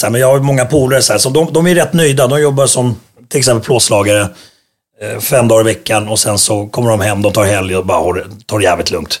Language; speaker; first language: Swedish; early bilingual, other home language; Finnish